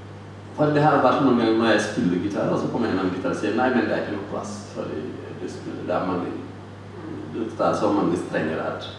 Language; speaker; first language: Norwegian; non-native, fluent; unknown